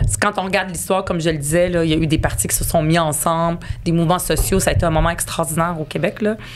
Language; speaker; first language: French; early bilingual, other home language; Arabic